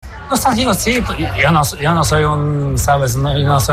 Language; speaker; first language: Spanish; non-native, fluent; Polish